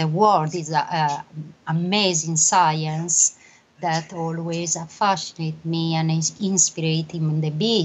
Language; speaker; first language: English; non-native, learner; Italian